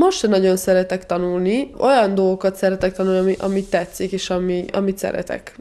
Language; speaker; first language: Hungarian; non-native, fluent; Serbian